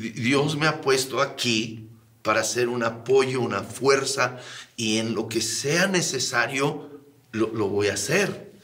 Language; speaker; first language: Spanish; native; Spanish